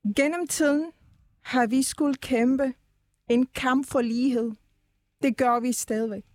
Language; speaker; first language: Danish; early bilingual, other home language; Persian